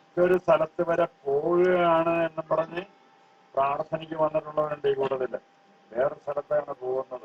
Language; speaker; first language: Malayalam; native; Malayalam